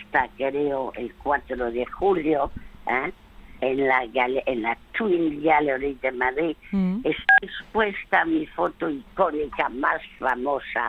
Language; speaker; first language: Spanish; early bilingual, other home language; French